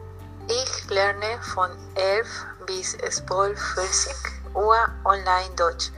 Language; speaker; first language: German; non-native, learner; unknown